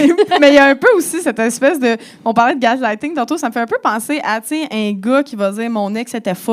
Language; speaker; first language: French; native; French